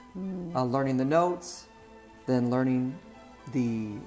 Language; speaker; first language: English; native; English